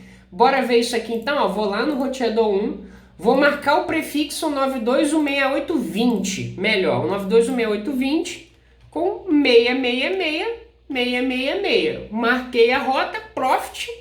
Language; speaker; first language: Portuguese; native; Portuguese